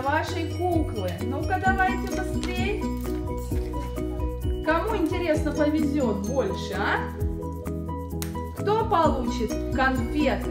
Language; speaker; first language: Russian; native; Russian